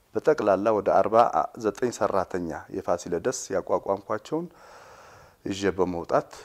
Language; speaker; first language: Amharic; non-native, local second language; Tigrinya